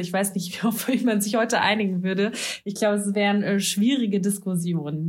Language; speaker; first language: German; native; German